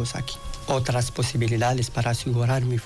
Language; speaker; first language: Spanish; non-native, learner; Arabic